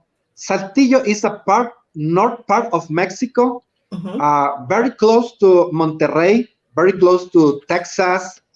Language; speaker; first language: English; non-native, learner; Spanish